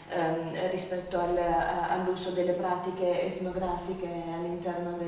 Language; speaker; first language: Italian; native; Italian